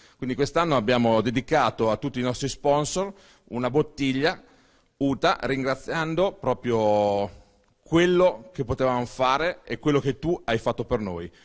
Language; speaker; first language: Italian; native; Italian